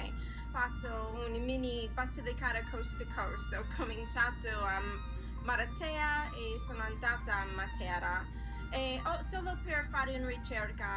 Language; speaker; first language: Italian; non-native, learner; English